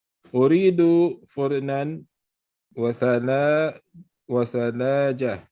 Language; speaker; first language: Arabic; non-native, learner; Indonesian